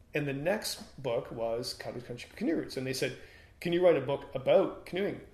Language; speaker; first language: English; native; English